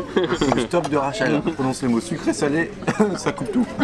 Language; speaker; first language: French; native; French